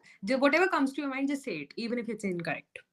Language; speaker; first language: English; non-native, local second language; Hindi